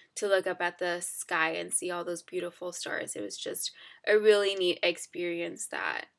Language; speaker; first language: English; native; English